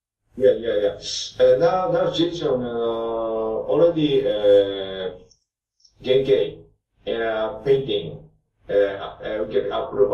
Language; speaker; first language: English; non-native, learner; Japanese